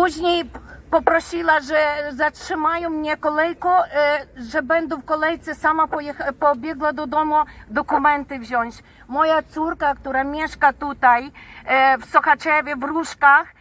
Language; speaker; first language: Polish; non-native, fluent; Ukrainian